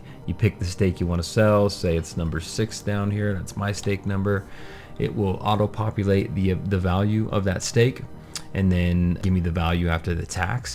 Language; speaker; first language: English; native; English